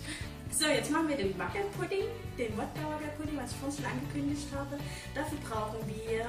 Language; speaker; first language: German; native; German